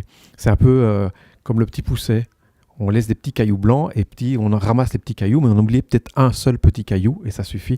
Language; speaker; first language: French; native; French